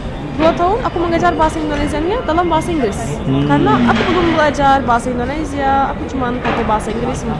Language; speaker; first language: Indonesian; non-native, fluent; Turkish